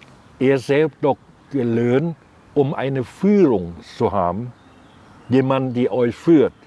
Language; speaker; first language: German; non-native, learner; Thai